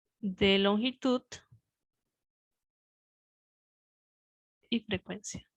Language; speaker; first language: Spanish; native; Spanish